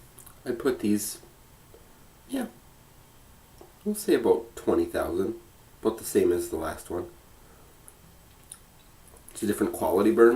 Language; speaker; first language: English; native; English